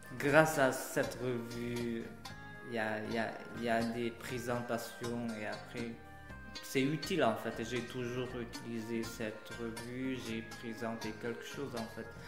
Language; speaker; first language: French; non-native, learner; Uyghur